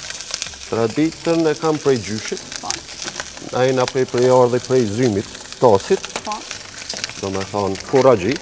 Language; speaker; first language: Albanian; early bilingual, heritage; Albanian